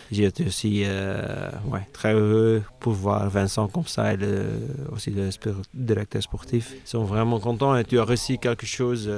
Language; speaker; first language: French; non-native, local second language; Dutch